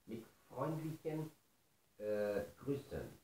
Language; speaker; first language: German; non-native, learner; Spanish